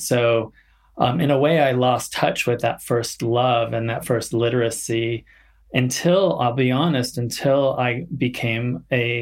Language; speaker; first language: English; native; English